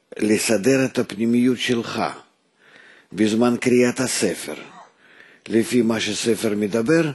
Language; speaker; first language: Hebrew; non-native, fluent; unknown